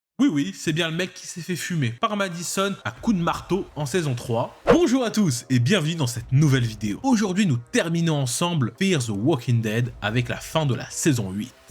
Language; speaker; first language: French; native; French